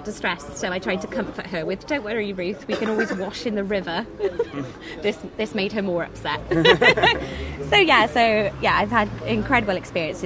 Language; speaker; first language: English; native; English